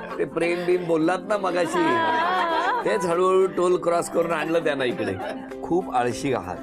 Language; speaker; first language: Marathi; native; Marathi